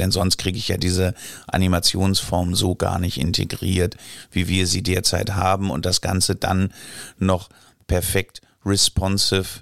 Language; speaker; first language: German; native; German